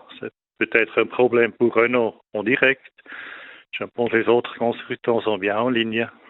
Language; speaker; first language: French; non-native, local second language; German